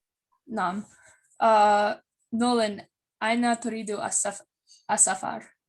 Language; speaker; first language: Arabic; non-native, learner; English